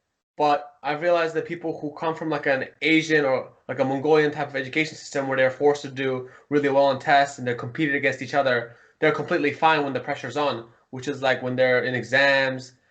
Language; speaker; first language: English; early bilingual, heritage; Mongolian